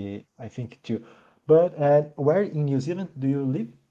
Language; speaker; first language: English; non-native, learner; Portuguese